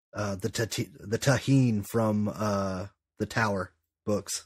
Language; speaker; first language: English; native; English